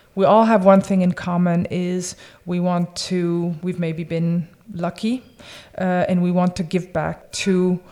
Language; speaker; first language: English; early bilingual, other home language; French